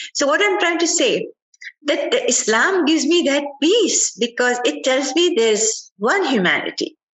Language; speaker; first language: English; non-native, local second language; Sindhi